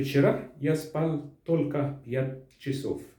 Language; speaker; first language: Russian; non-native, learner; Arabic